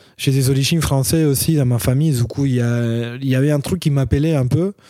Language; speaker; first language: French; non-native, fluent; Spanish